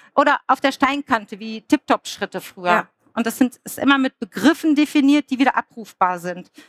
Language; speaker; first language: German; native; German